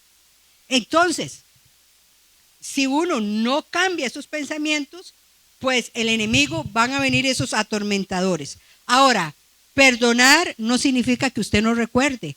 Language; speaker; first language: Spanish; native; Spanish